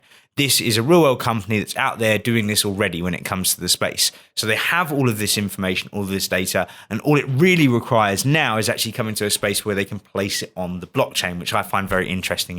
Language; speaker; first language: English; native; English